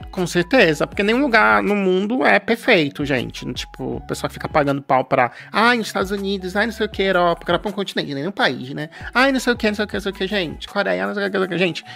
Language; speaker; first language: Portuguese; native; Portuguese